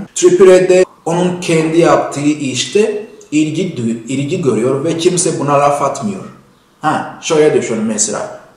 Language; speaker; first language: Turkish; non-native, fluent; Kinyarwanda